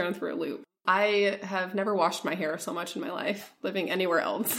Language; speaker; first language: English; native; English